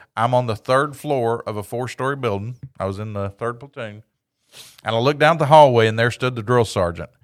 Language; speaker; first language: English; native; English